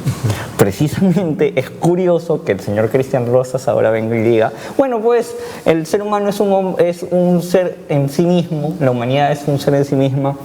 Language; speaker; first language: Spanish; native; Spanish